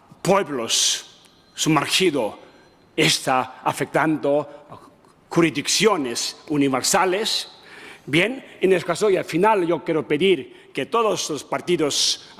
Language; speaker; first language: Spanish; non-native, learner; Tibetan